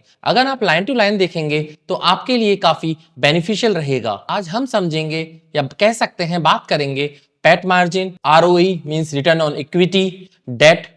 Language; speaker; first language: Hindi; native; Hindi